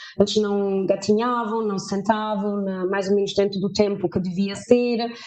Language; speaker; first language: Portuguese; early bilingual, heritage; German